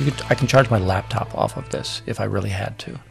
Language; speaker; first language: English; native; English